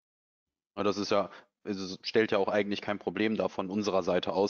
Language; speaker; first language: German; native; German